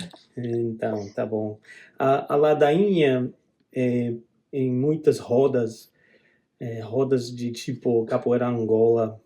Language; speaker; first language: Portuguese; non-native, fluent; English